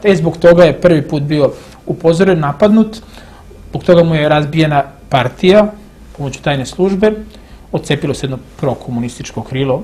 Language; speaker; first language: Serbian; native; Serbian